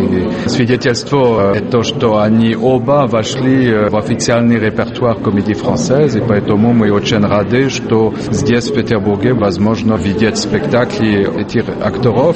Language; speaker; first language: Russian; non-native, fluent; French